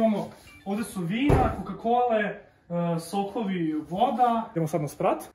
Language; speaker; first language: Serbian; native; Serbian